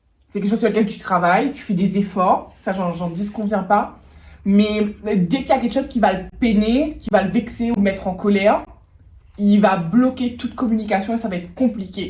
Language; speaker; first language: French; native; French